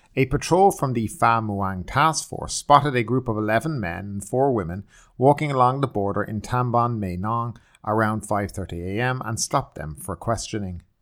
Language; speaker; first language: English; native; English